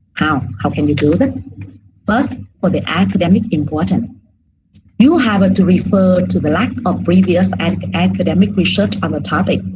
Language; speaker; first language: English; non-native, fluent; Vietnamese